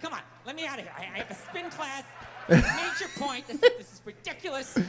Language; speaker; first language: English; native; English